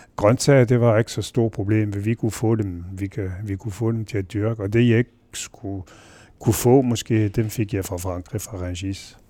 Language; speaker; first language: Danish; non-native, fluent; French